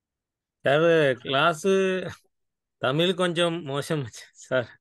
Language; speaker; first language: Tamil; non-native, local second language; Malayalam